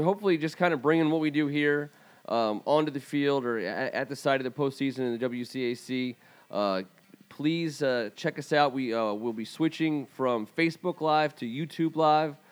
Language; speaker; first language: English; native; English